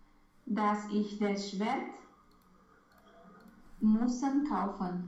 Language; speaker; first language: German; non-native, learner; Romanian